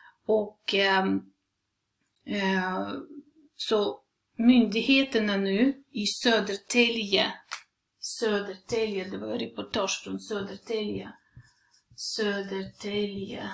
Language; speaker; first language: Swedish; non-native, fluent; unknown